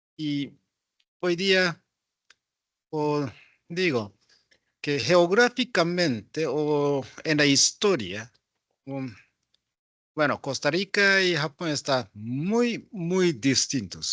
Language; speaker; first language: Spanish; non-native, fluent; Japanese